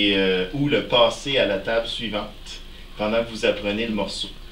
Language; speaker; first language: French; native; French